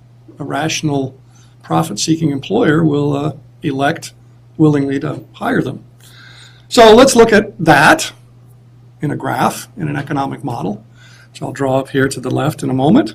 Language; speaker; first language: English; native; English